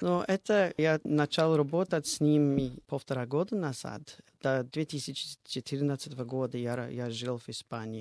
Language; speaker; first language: Russian; non-native, fluent; English